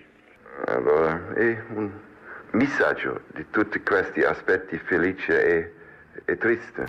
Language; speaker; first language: Italian; non-native, learner; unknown